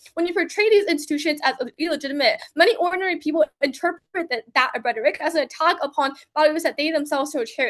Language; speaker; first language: English; non-native, fluent; Chinese